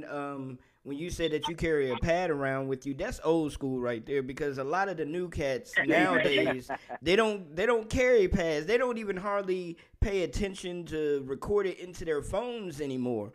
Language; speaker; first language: English; native; English